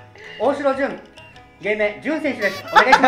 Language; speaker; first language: Japanese; native; Japanese